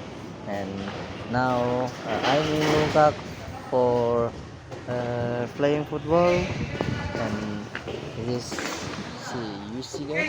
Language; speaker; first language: English; non-native, learner; Indonesian